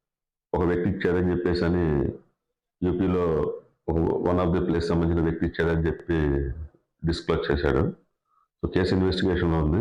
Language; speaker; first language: Telugu; native; Telugu